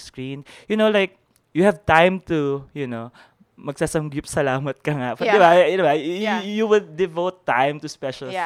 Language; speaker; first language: English; non-native, local second language; Filipino